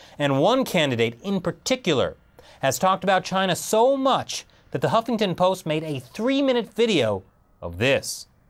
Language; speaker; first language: English; native; English